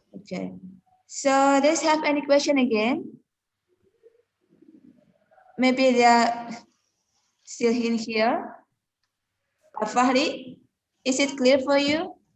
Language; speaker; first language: English; non-native, learner; Indonesian